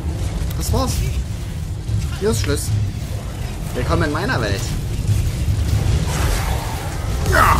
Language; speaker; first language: German; native; German